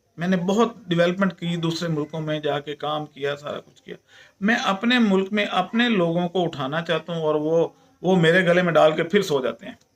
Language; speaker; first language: Urdu; non-native, local second language; Punjabi